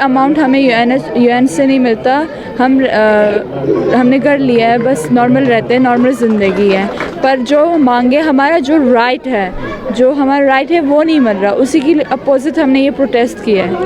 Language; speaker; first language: Hindi; non-native, fluent; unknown